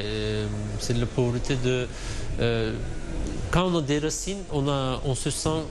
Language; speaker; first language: French; non-native, fluent; Turkish